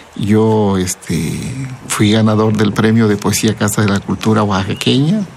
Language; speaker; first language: Spanish; non-native, local second language; Zapotec